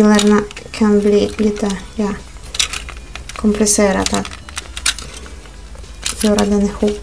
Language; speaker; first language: Swedish; non-native, learner; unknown